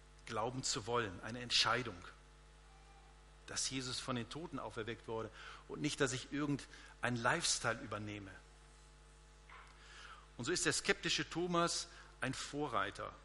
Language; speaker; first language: German; native; German